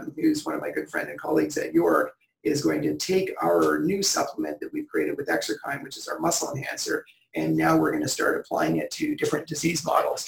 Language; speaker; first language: English; native; English